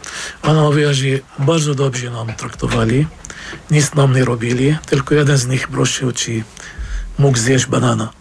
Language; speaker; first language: Polish; non-native, fluent; Arabic